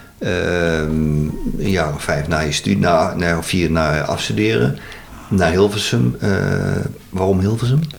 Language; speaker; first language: Dutch; native; Dutch